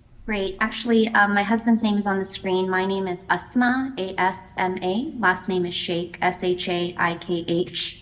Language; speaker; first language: English; native; English